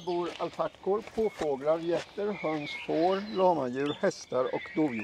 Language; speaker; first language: Swedish; native; Swedish